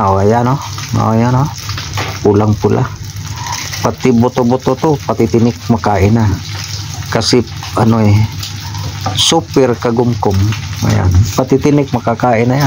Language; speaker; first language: Filipino; non-native, local second language; Cebuano